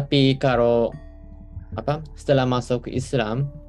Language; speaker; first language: Indonesian; non-native, fluent; Japanese